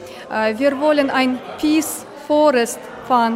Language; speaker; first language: German; non-native, learner; Ukrainian